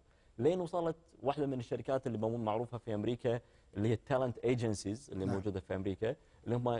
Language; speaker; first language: Arabic; native; Arabic